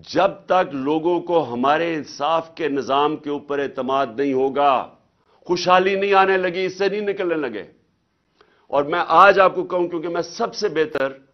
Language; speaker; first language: Urdu; native; Urdu